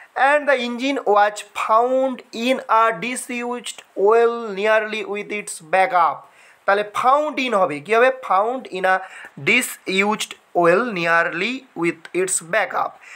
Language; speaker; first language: English; non-native, local second language; Bangla